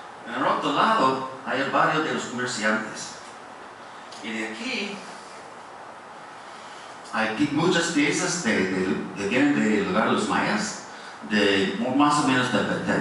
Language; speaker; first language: Spanish; non-native, fluent; English